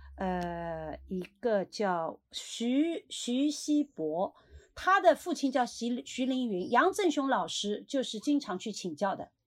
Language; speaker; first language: Chinese; native; Chinese